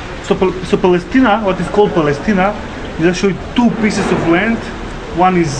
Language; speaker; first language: English; non-native, learner; Macedonian